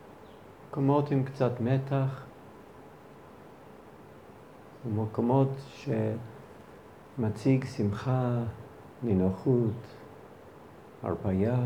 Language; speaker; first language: Hebrew; non-native, fluent; English